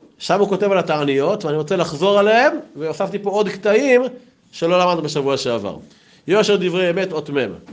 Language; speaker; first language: Hebrew; native; Hebrew